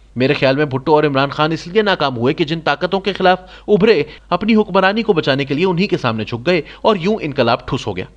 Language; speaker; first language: Urdu; non-native, local second language; Saraiki